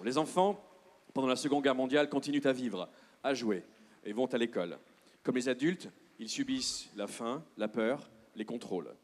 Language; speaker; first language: French; native; French